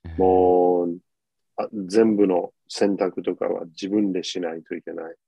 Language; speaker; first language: Japanese; non-native, fluent; English